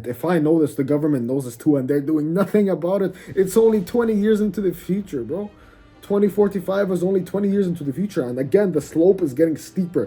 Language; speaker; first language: English; native; English